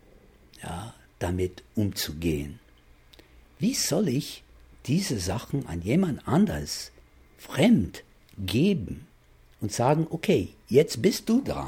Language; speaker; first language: German; non-native, fluent; English